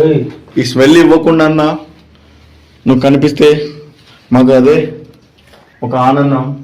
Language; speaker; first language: Telugu; native; Telugu